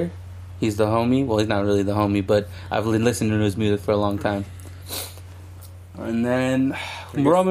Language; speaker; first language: English; native; English